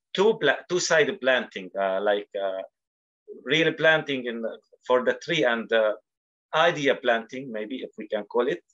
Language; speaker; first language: English; non-native, fluent; Arabic